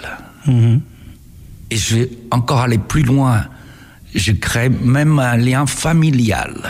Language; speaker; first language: French; non-native, fluent; Chinese